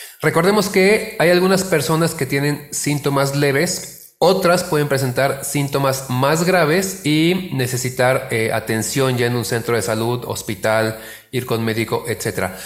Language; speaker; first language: Spanish; native; Spanish